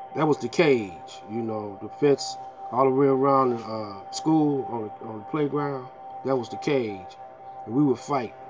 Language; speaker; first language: English; native; English